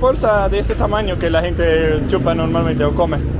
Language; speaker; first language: Spanish; non-native, learner; Danish